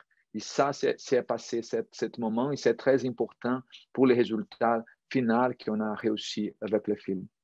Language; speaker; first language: French; non-native, fluent; Portuguese